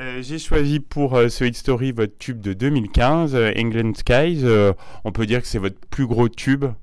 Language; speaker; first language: French; native; French